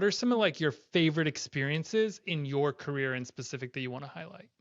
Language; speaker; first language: English; native; English